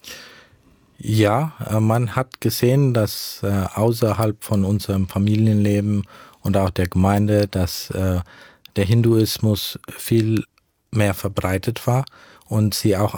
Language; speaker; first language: German; early bilingual, heritage; German